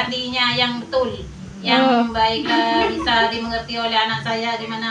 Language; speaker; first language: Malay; non-native, local second language; Madurese